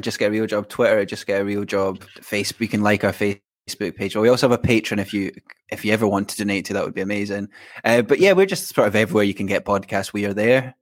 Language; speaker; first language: English; native; English